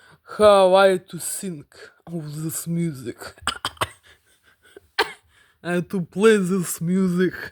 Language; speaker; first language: English; non-native, learner; Russian